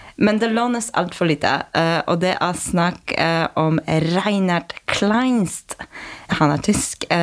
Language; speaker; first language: Norwegian; non-native, fluent; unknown